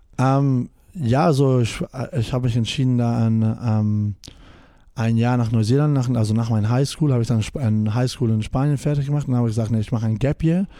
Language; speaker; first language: German; non-native, fluent; English